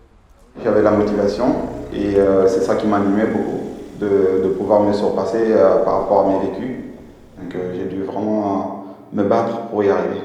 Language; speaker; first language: French; non-native, fluent; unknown